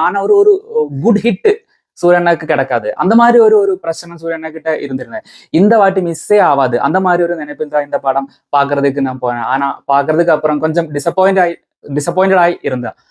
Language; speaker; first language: Tamil; non-native, learner; Malayalam